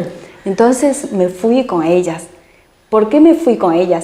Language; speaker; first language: Spanish; non-native, fluent; Chinese